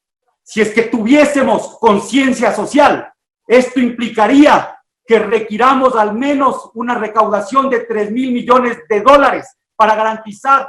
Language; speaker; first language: Spanish; native; Spanish